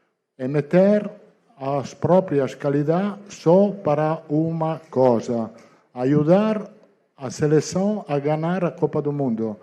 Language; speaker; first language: Portuguese; non-native, learner; Italian